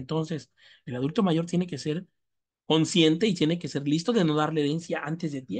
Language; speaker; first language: Spanish; native; Spanish